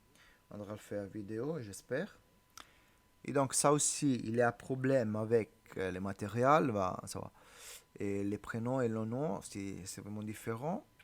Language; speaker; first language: French; non-native, learner; Italian